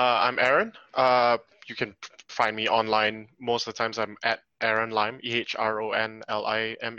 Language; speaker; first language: English; native; English